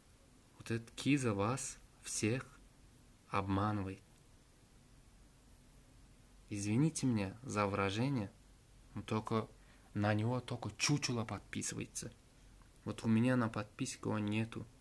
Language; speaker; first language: Russian; non-native, learner; Turkmen